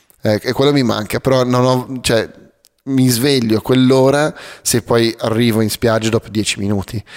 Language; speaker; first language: Italian; native; Italian